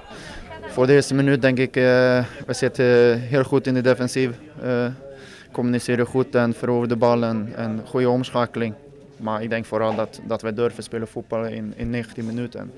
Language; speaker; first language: Dutch; non-native, learner; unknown